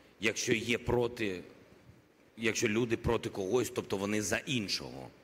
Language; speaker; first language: Ukrainian; non-native, local second language; Russian